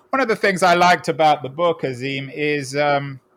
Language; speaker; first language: English; native; English